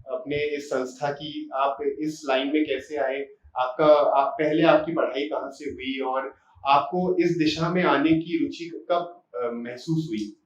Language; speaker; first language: Hindi; native; Hindi